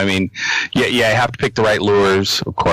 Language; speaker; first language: English; native; English